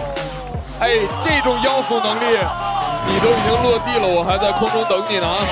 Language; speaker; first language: Chinese; native; Chinese